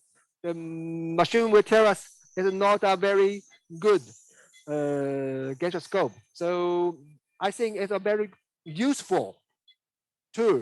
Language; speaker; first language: English; non-native, learner; Chinese